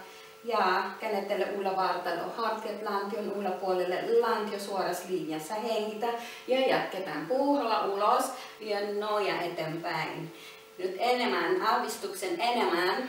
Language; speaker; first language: Finnish; non-native, learner; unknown